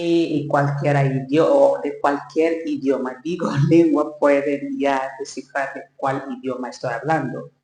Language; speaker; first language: Spanish; non-native, learner; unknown